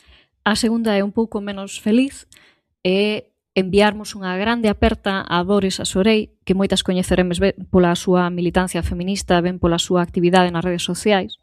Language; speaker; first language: Galician; native; Galician